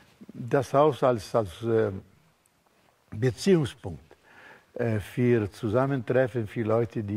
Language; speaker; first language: German; non-native, fluent; Portuguese